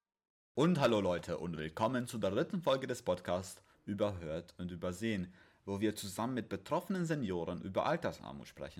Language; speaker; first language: German; native; German